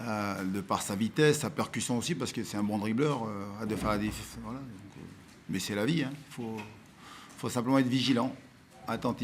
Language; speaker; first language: French; native; French